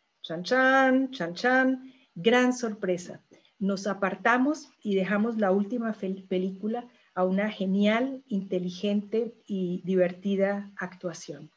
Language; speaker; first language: Spanish; native; Spanish